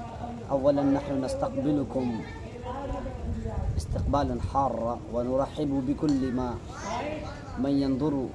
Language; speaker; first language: Arabic; non-native, fluent; Urdu